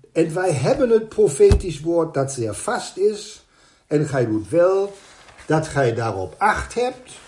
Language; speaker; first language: Dutch; non-native, fluent; German